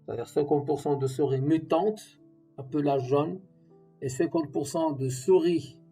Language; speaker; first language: French; non-native, local second language; Arabic